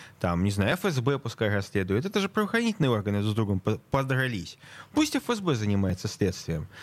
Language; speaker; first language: Russian; native; Russian